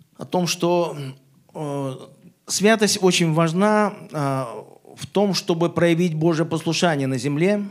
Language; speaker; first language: Russian; native; Russian